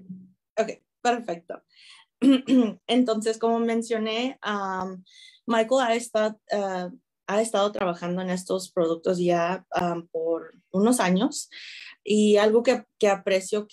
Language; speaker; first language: Spanish; early bilingual, heritage; Spanish